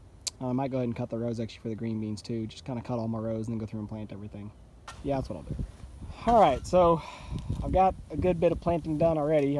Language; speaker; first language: English; native; English